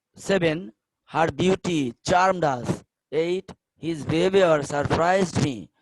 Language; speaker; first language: English; non-native, local second language; Bangla